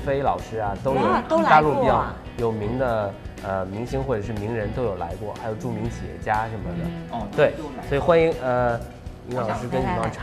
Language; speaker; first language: Chinese; native; Chinese